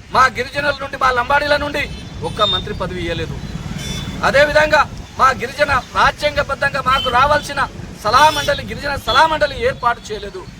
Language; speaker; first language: Telugu; non-native, local second language; Lambadi